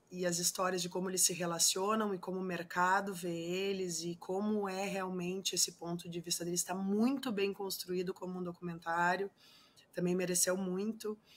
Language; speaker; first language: Portuguese; non-native, fluent; Spanish